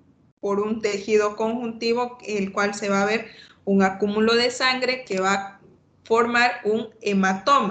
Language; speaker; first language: Spanish; native; Spanish